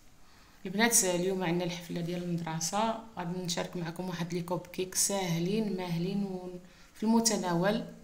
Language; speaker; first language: Arabic; native; Arabic